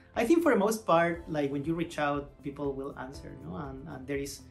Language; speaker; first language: English; non-native, fluent; Spanish